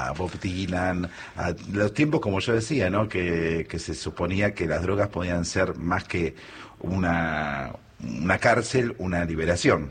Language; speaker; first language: Spanish; native; Spanish